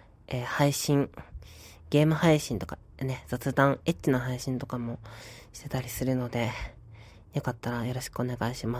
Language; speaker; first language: Japanese; native; Japanese